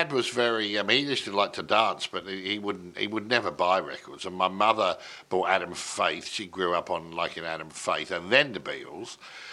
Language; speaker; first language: English; native; English